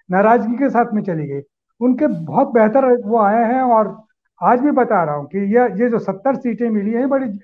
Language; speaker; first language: Hindi; native; Hindi